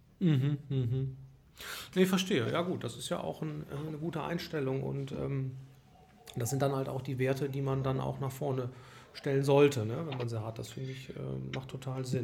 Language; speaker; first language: German; native; German